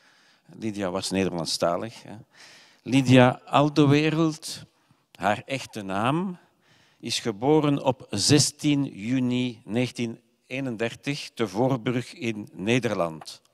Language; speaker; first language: Dutch; non-native, local second language; French